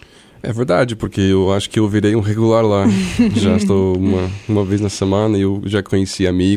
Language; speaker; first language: Portuguese; non-native, fluent; English